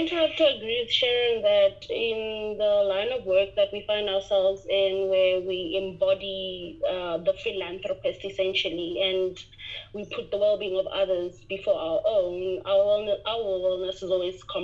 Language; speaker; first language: English; non-native, local second language; Northern Sotho